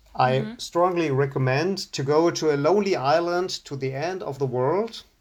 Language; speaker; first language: English; non-native, fluent; German